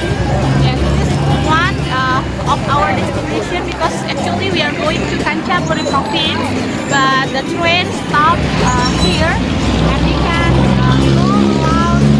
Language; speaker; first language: English; non-native, local second language; Indonesian